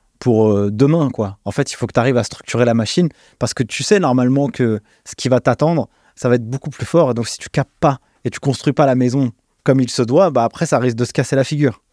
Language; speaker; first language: French; native; French